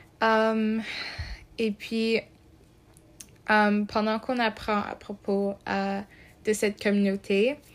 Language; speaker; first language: French; non-native, local second language; English